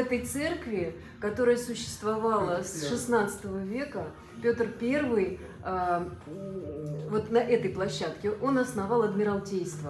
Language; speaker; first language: Russian; native; Russian